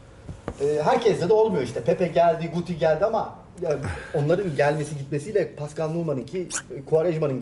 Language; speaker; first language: Turkish; native; Turkish